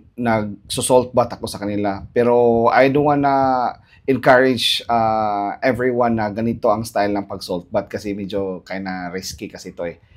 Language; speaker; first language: Filipino; non-native, local second language; Cebuano